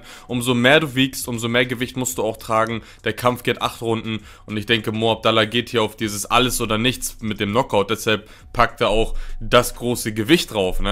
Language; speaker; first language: German; native; German